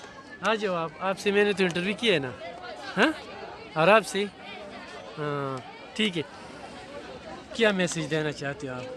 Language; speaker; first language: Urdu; non-native, local second language; Pashto